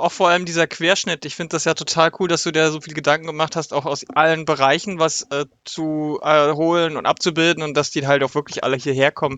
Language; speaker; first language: German; native; German